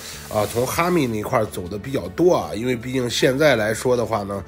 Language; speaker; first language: Chinese; native; Chinese